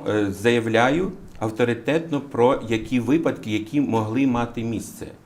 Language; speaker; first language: Ukrainian; native; Ukrainian